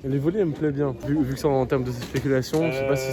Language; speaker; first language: French; native; French